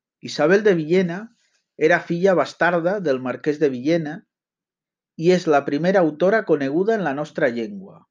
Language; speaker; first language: Catalan; native; Catalan